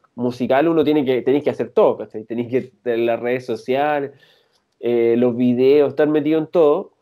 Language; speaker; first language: Spanish; native; Spanish